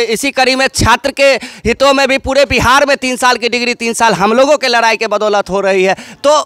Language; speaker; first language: Hindi; native; Hindi